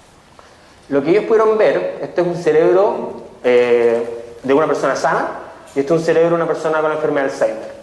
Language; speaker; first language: Spanish; native; Spanish